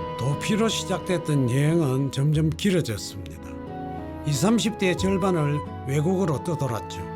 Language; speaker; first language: Korean; native; Korean